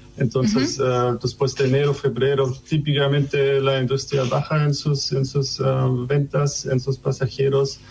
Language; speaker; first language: Spanish; non-native, fluent; German